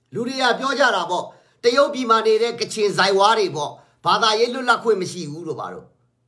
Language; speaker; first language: Burmese; non-native, local second language; Kachin